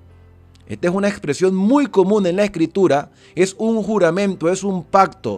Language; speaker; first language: Spanish; native; Spanish